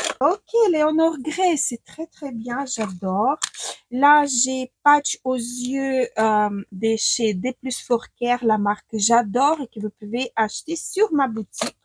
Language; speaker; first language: French; non-native, fluent; Ukrainian